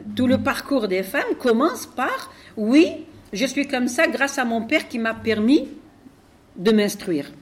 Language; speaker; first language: French; non-native, local second language; Arabic